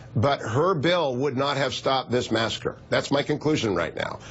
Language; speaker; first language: English; native; English